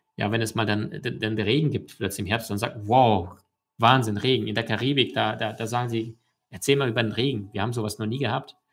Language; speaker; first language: German; early bilingual, other home language; Russian